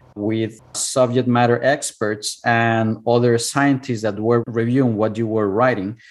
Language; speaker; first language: English; non-native, fluent; Spanish